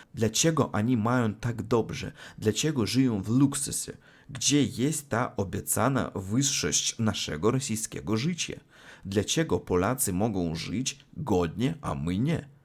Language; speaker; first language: Polish; non-native, learner; Russian